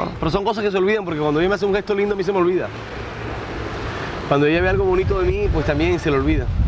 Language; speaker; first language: Spanish; native; Spanish